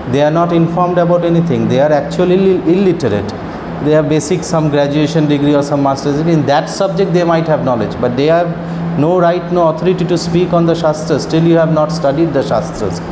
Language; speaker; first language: English; non-native, local second language; Bangla